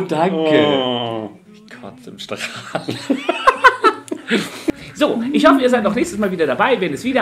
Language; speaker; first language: German; native; German